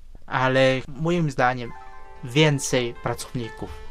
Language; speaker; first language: Polish; non-native, fluent; Vietnamese